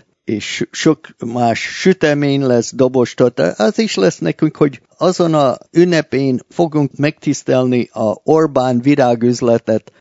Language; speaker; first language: Hungarian; early bilingual, heritage; Hungarian